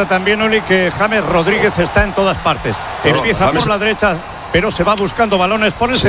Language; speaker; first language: Spanish; native; Spanish